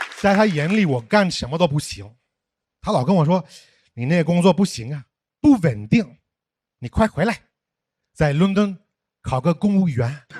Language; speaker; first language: Chinese; non-native, fluent; English